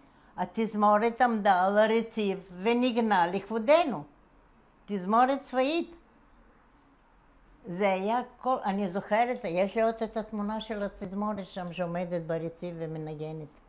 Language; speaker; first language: Hebrew; non-native, fluent; Bulgarian